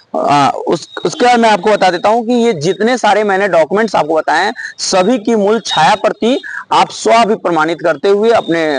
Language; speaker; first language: Hindi; native; Hindi